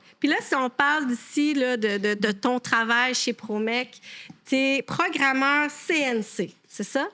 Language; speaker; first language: French; native; French